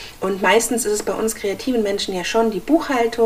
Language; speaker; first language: German; native; German